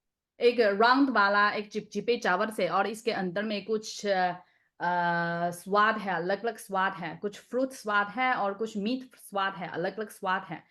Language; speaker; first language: Hindi; non-native, fluent; Chinese